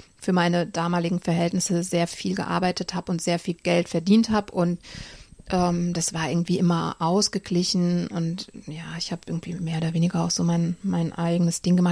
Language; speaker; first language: German; native; German